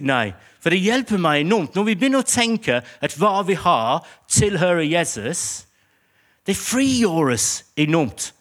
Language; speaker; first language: Norwegian; non-native, fluent; English